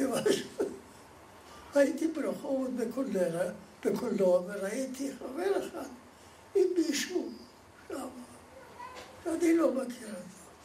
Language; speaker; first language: Hebrew; non-native, fluent; Polish